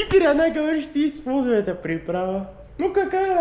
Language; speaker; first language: Russian; non-native, learner; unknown